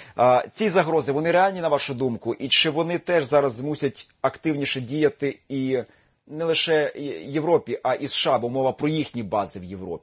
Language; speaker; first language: Ukrainian; native; Ukrainian